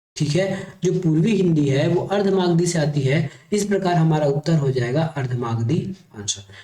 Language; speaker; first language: Hindi; native; Hindi